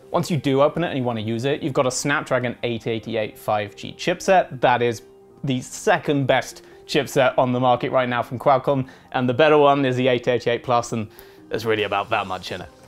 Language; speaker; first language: English; native; English